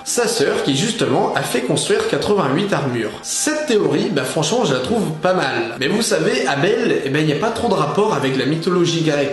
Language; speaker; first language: French; native; French